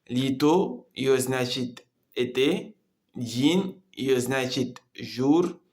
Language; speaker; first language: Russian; non-native, learner; Comorian